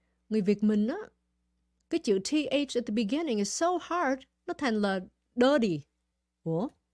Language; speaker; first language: Vietnamese; early bilingual, heritage; Vietnamese